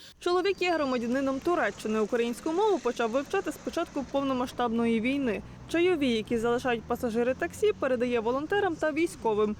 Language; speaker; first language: Ukrainian; native; Ukrainian